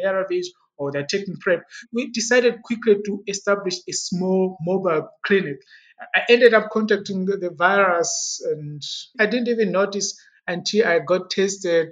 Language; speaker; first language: English; non-native, local second language; Yao